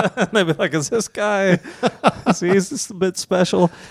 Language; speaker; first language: English; native; English